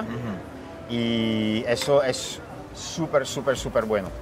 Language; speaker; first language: Spanish; non-native, fluent; French